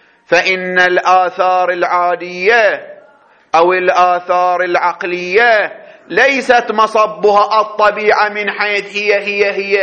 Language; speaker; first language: Arabic; native; Arabic